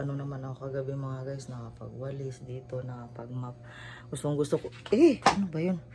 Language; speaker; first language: Filipino; non-native, local second language; Cebuano